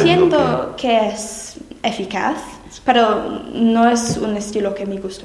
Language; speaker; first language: Spanish; non-native, learner; English